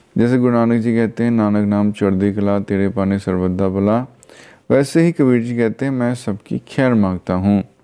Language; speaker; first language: Hindi; non-native, local second language; Punjabi